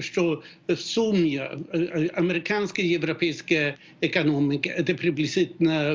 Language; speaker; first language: Russian; non-native, fluent; Swedish